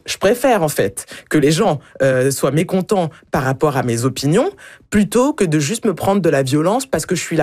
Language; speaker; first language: French; native; French